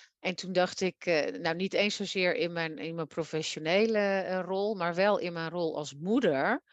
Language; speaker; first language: Dutch; native; Dutch